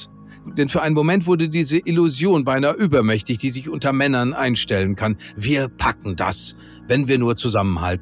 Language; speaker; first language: German; native; German